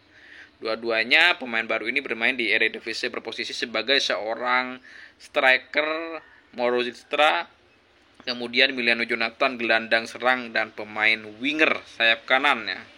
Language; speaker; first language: Indonesian; native; Indonesian